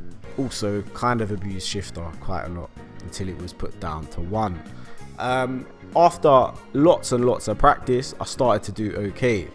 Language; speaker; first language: English; native; English